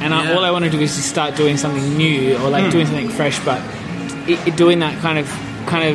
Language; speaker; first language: English; native; English